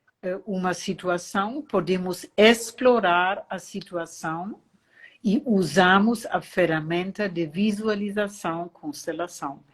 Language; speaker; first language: Portuguese; non-native, fluent; German